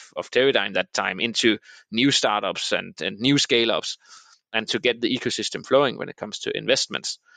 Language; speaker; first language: English; non-native, fluent; Danish